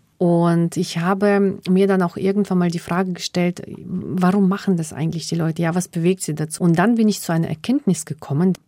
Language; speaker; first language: German; early bilingual, other home language; Russian